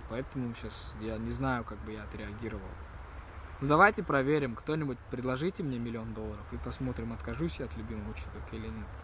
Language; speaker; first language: Russian; early bilingual, heritage; Russian